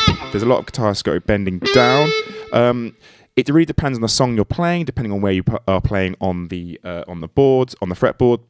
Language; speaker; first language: English; native; English